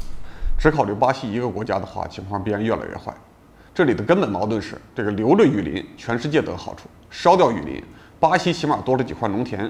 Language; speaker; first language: Chinese; native; Chinese